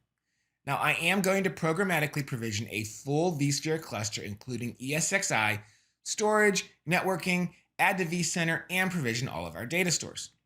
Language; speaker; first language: English; native; English